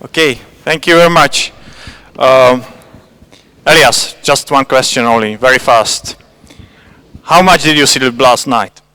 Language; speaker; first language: English; non-native, fluent; Czech